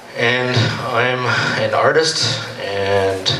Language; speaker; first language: English; native; English